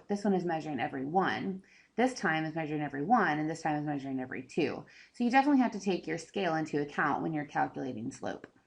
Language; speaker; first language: English; native; English